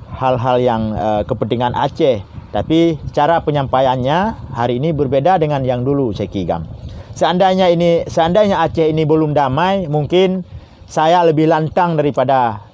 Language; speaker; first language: Indonesian; non-native, local second language; Achinese